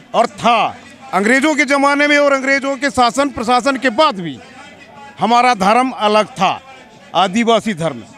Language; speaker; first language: Hindi; native; Hindi